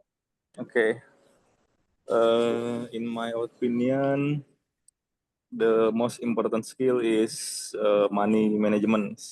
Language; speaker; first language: English; non-native, learner; Indonesian